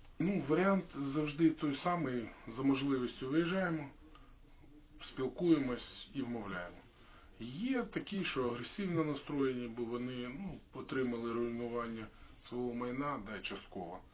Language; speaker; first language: Ukrainian; non-native, local second language; Russian